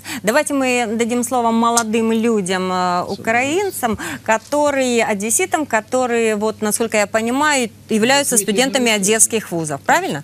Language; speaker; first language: Russian; native; Russian